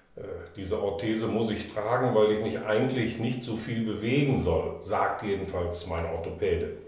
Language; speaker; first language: German; native; German